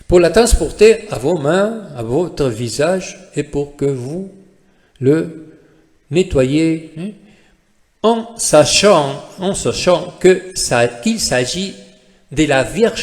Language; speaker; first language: French; non-native, fluent; Spanish